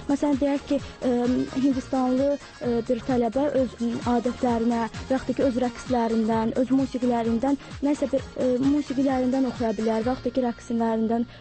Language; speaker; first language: Azerbaijani; native; Azerbaijani